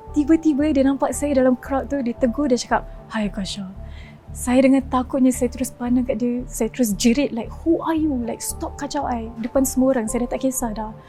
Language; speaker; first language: Malay; native; Malay